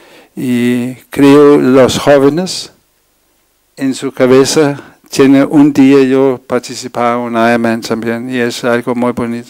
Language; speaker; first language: Spanish; non-native, fluent; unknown